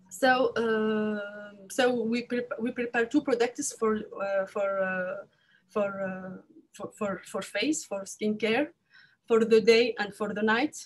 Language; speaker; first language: English; non-native, learner; French